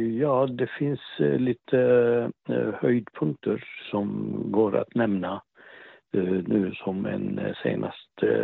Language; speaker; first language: Swedish; non-native, fluent; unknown